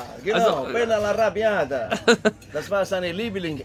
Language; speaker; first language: German; non-native, learner; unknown